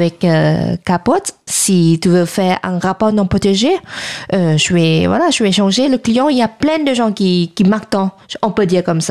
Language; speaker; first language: French; non-native, fluent; Thai